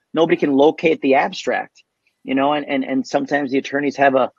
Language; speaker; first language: English; native; English